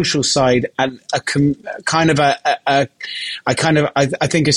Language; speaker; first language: English; native; English